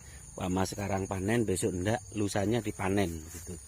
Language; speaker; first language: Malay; non-native, local second language; Javanese